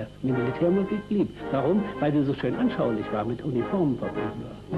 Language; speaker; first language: German; native; German